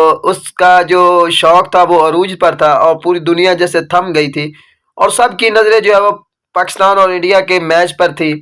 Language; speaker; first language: Urdu; native; Urdu